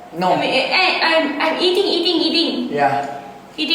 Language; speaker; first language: English; non-native, learner; Korean